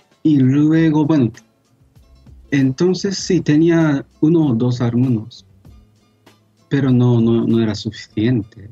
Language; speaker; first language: Spanish; non-native, fluent; Japanese